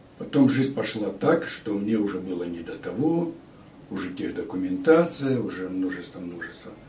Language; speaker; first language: Russian; native; Russian